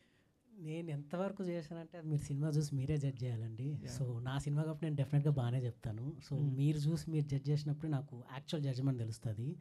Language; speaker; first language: Telugu; native; Telugu